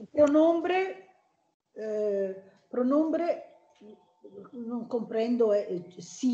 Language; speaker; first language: Spanish; non-native, learner; Italian